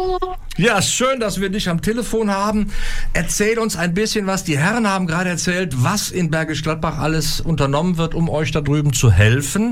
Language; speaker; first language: German; native; German